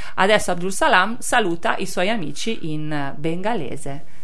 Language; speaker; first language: Italian; native; Italian